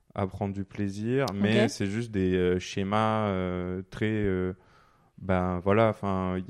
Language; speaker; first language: French; native; French